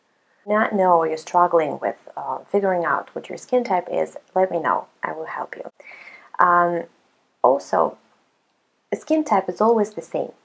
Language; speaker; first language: English; non-native, fluent; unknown